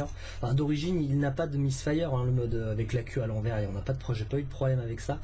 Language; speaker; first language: French; native; French